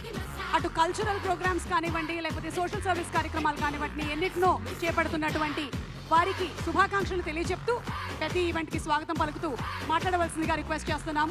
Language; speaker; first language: Telugu; native; Telugu